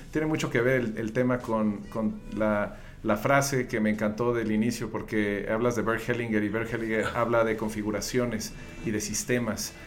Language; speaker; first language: Spanish; native; Spanish